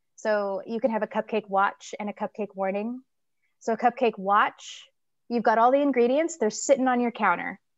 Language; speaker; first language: English; native; English